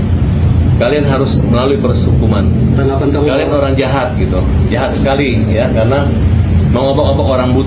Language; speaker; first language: Indonesian; native; Indonesian